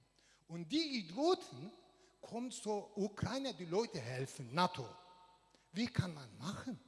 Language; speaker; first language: German; non-native, learner; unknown